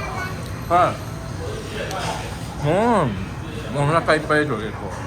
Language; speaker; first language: Japanese; native; Japanese